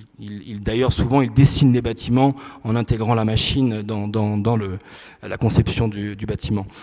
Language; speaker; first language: French; native; French